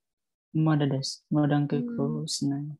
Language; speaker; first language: Japanese; non-native, learner; Indonesian